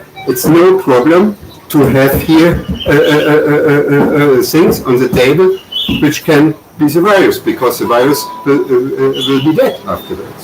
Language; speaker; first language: English; non-native, learner; German